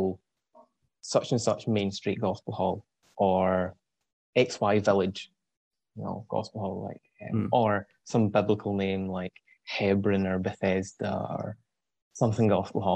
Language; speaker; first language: English; native; English